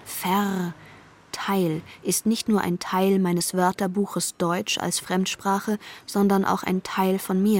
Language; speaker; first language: German; non-native, fluent; Persian